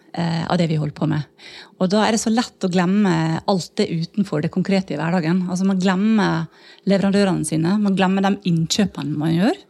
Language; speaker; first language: Norwegian; native; Norwegian